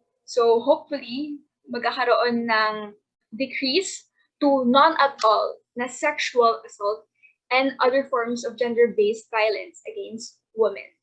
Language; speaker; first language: English; non-native, local second language; Filipino